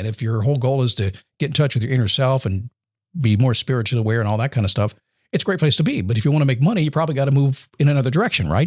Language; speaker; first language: English; native; English